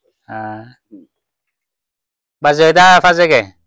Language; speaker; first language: Portuguese; non-native, learner; Vietnamese